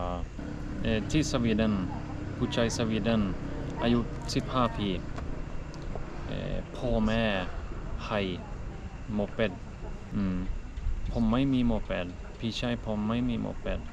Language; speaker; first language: Thai; non-native, learner; Swedish